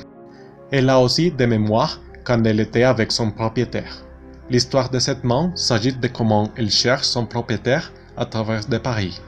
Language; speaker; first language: French; non-native, learner; Spanish